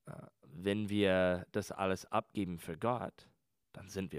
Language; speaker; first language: German; non-native, learner; English